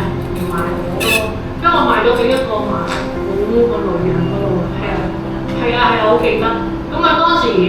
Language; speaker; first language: Cantonese; native; Cantonese